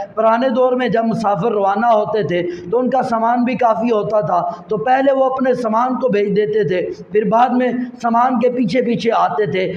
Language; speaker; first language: Urdu; non-native, local second language; Punjabi